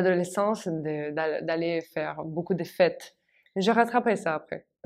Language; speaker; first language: French; non-native, fluent; Russian